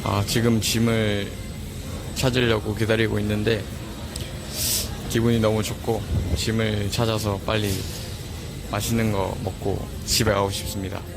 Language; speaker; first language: Korean; early bilingual, other home language; Vietnamese